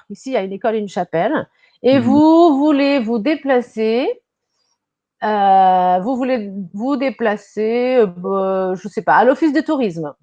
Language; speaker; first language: French; non-native, fluent; Portuguese